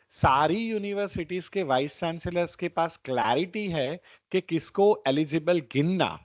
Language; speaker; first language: Hindi; non-native, local second language; Gujarati